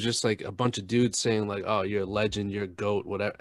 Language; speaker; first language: English; native; English